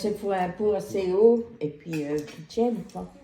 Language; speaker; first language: French; native; French